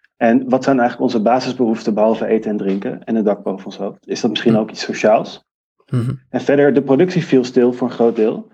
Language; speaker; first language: Dutch; native; Dutch